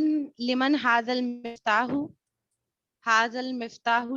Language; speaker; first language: Arabic; non-native, learner; Urdu